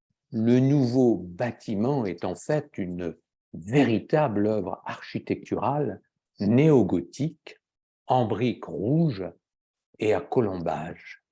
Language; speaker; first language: French; native; French